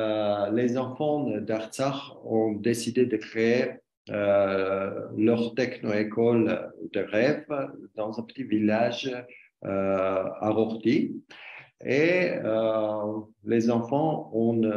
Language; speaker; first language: French; non-native, learner; Armenian